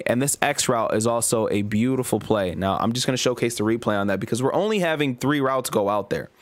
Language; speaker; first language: English; native; English